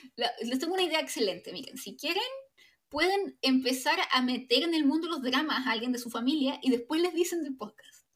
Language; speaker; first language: Spanish; native; Spanish